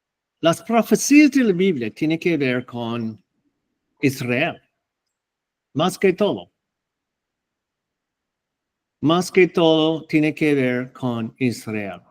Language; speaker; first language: Spanish; non-native, fluent; English